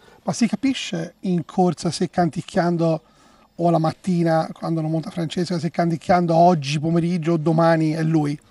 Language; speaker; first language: Italian; native; Italian